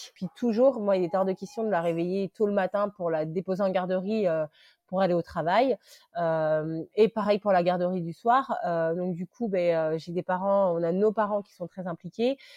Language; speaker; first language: French; early bilingual, other home language; Lingala